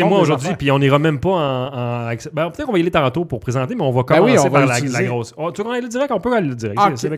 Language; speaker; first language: French; native; French